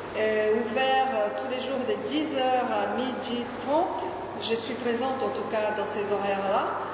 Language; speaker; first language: French; non-native, fluent; Portuguese